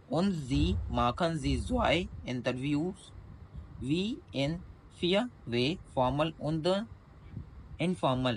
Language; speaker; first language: German; non-native, learner; Hindi